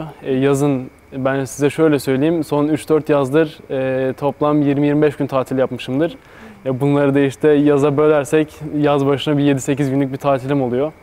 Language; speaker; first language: Turkish; native; Turkish